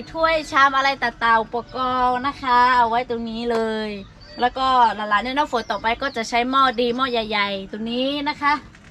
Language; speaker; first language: Thai; non-native, local second language; Lahu